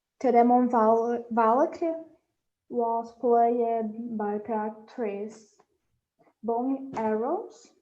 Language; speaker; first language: English; non-native, learner; Portuguese